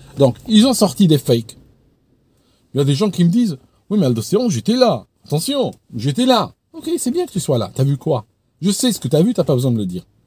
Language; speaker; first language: French; non-native, local second language; Arabic